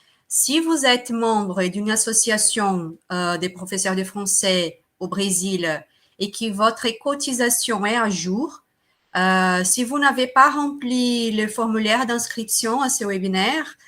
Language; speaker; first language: French; non-native, fluent; Portuguese